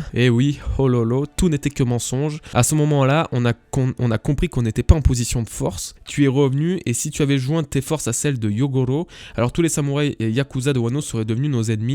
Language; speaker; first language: French; native; French